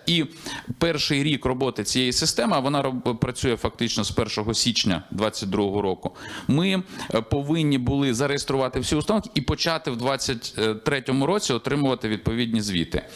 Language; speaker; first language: Ukrainian; native; Ukrainian